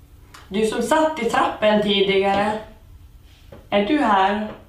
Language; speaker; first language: Swedish; native; Swedish